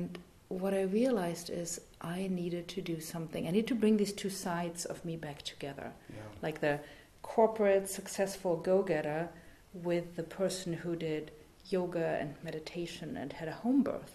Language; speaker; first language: English; non-native, fluent; German